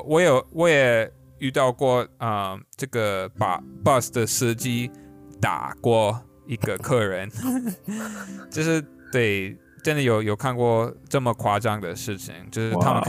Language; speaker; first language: Chinese; non-native, fluent; English